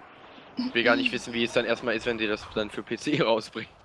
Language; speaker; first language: German; native; German